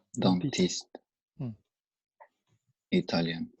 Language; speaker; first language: French; non-native, learner; Albanian